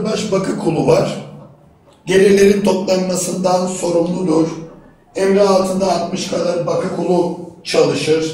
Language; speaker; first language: Turkish; native; Turkish